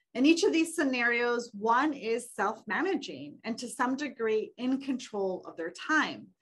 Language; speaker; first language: English; native; English